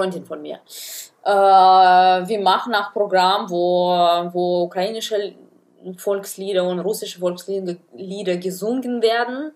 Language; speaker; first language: German; non-native, fluent; Russian